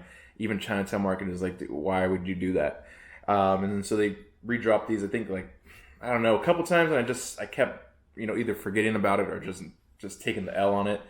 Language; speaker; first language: English; native; English